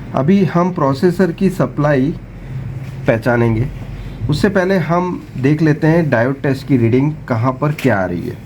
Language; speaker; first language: Hindi; non-native, local second language; Gujarati